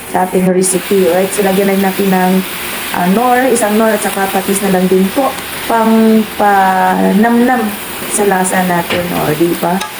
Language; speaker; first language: Filipino; non-native, local second language; Cebuano